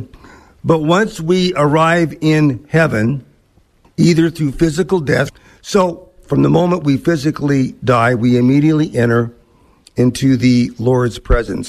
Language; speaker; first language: English; native; English